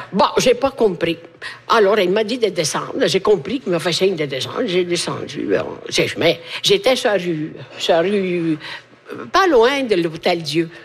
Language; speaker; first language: French; non-native, fluent; Italian